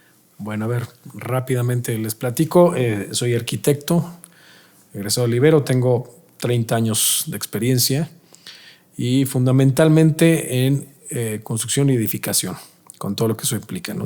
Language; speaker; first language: Spanish; native; Spanish